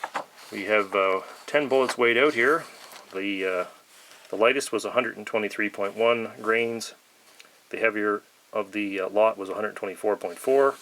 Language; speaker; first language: English; native; English